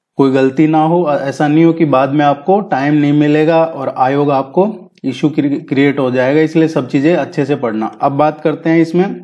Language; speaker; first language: Hindi; native; Hindi